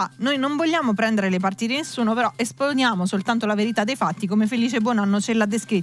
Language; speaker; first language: Italian; native; Italian